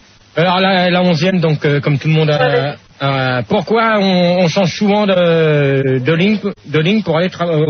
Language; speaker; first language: French; native; French